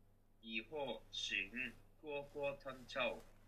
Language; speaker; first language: Chinese; non-native, learner; Japanese